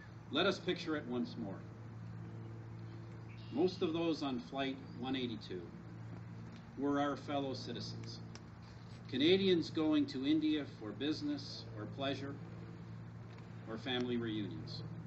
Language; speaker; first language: English; native; English